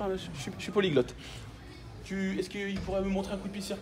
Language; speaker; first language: French; native; French